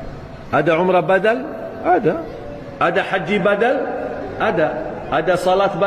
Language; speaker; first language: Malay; non-native, fluent; Arabic